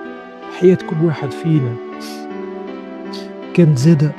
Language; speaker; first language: Arabic; native; Arabic